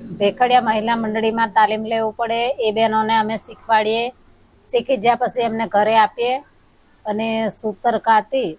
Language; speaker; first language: Gujarati; non-native, local second language; Rathawi